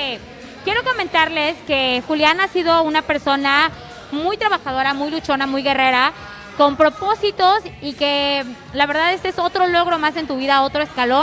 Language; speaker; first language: Spanish; native; Spanish